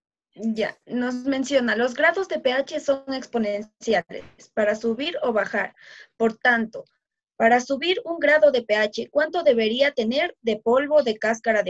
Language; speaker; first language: Spanish; native; Spanish